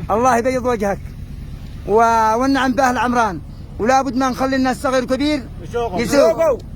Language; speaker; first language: Arabic; native; Arabic